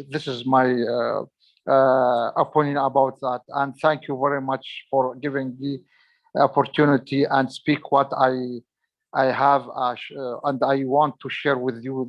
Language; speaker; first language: English; non-native, learner; Arabic